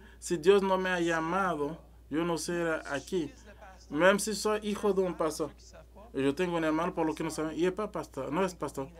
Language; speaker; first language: Spanish; non-native, learner; French